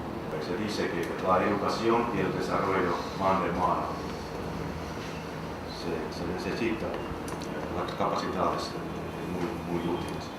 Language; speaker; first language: Spanish; non-native, fluent; Finnish